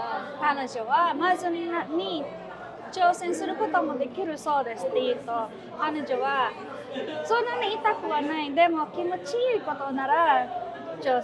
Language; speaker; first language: Japanese; non-native, fluent; Filipino